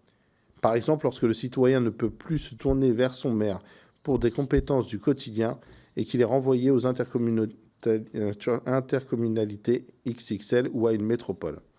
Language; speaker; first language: French; native; French